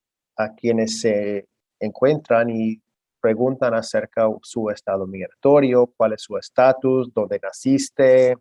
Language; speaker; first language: Spanish; non-native, fluent; English